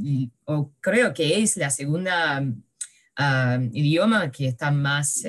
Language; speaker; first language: Spanish; early bilingual, heritage; English